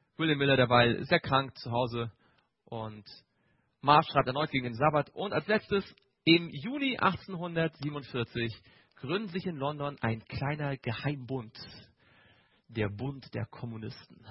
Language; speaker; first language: German; native; German